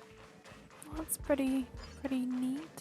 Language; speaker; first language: English; native; English